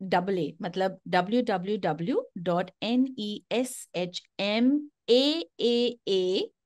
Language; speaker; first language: Hindi; non-native, local second language; Marathi